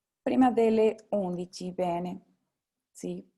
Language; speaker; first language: Italian; non-native, fluent; Spanish